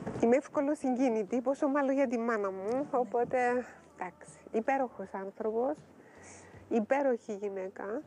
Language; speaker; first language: Greek; native; Greek